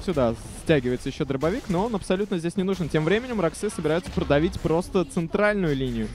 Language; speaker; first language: Russian; native; Russian